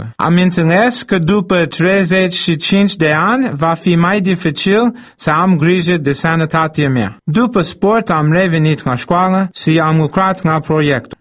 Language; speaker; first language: Romanian; non-native, fluent; English